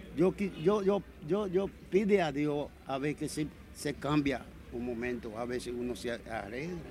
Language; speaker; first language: Spanish; non-native, learner; Haitian Creole